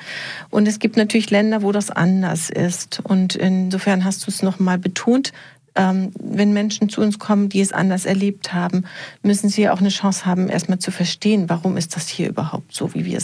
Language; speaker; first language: German; native; German